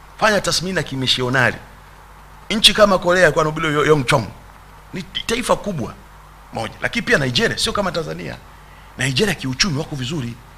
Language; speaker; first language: Swahili; native; Swahili